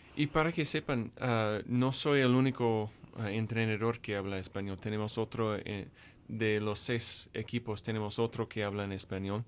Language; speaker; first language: Spanish; non-native, fluent; English